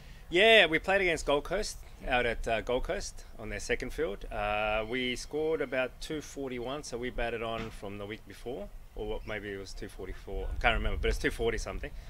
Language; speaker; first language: English; native; English